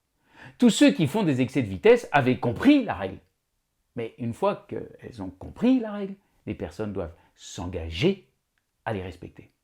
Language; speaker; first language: French; native; French